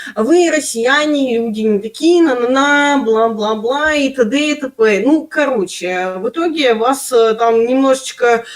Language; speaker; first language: Russian; native; Russian